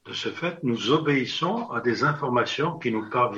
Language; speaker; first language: French; native; French